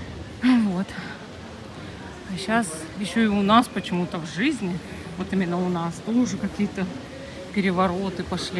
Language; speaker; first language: Russian; native; Russian